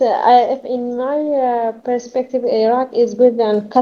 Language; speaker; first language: English; non-native, learner; Arabic